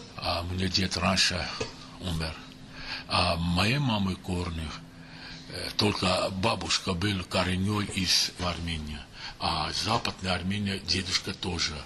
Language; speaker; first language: Russian; non-native, local second language; Armenian